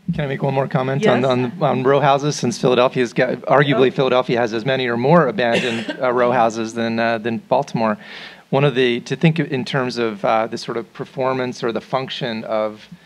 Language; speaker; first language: English; native; English